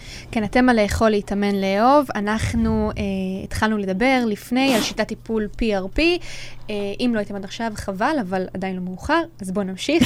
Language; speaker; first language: Hebrew; native; Hebrew